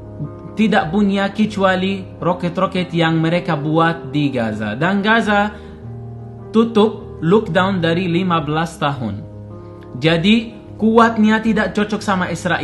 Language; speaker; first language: Indonesian; non-native, fluent; Arabic